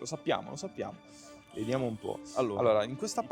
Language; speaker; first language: Italian; native; Italian